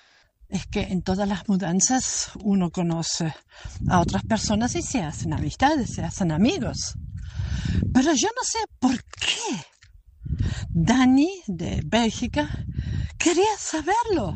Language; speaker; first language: Spanish; non-native, fluent; German